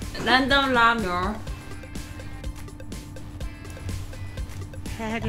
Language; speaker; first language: Korean; non-native, learner; Cantonese